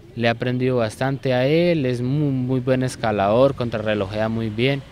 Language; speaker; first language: Spanish; native; Spanish